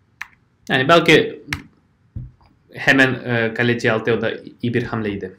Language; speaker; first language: Turkish; non-native, fluent; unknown